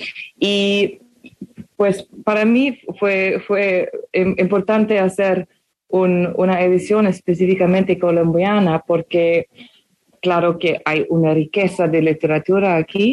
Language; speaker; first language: Spanish; non-native, fluent; English